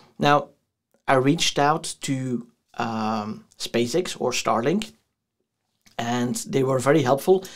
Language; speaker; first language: English; non-native, fluent; Dutch